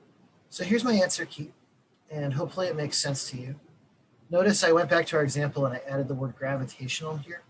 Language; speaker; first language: English; native; English